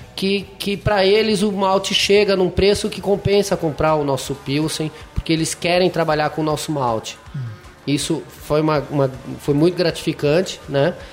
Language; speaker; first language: Portuguese; non-native, fluent; French